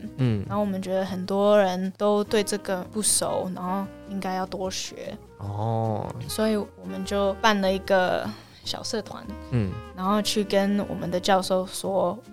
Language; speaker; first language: Chinese; non-native, fluent; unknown